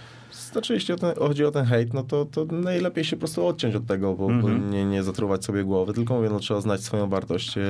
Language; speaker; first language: Polish; native; Polish